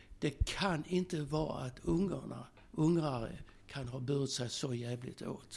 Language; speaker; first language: Swedish; early bilingual, other home language; Slovak